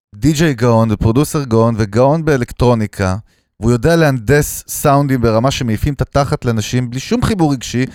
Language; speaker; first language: Hebrew; native; Hebrew